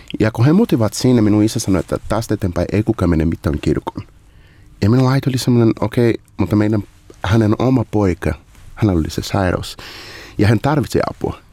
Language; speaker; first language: Finnish; non-native, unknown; Portuguese